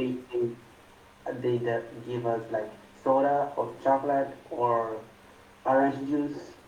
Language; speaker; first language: English; non-native, fluent; Portuguese